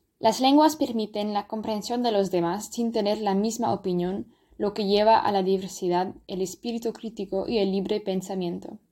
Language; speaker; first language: Spanish; non-native, learner; German